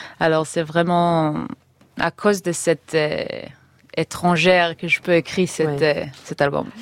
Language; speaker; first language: French; non-native, learner; Hebrew